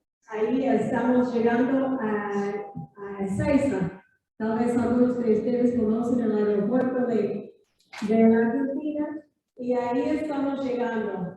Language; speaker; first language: Spanish; non-native, fluent; English